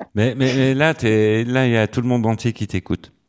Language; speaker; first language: French; native; French